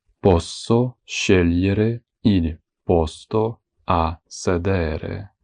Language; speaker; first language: Italian; non-native, fluent; Ukrainian